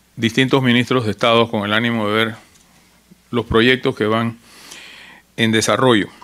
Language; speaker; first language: Spanish; native; Spanish